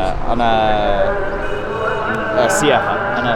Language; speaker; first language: Arabic; non-native, learner; Japanese